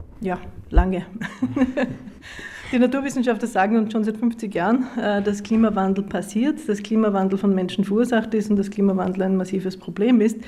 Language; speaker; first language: German; native; German